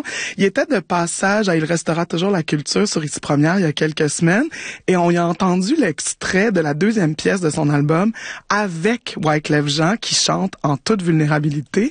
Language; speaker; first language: French; native; French